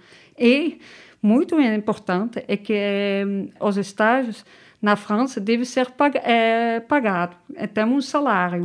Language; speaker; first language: Portuguese; non-native, learner; Dutch